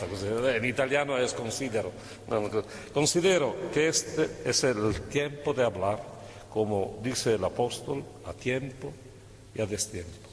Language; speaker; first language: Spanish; non-native, fluent; Italian